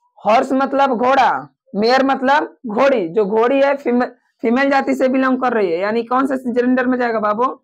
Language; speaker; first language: Hindi; native; Hindi